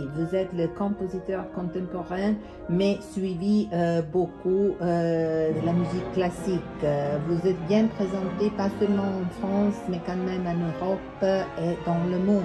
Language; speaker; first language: French; non-native, learner; Serbian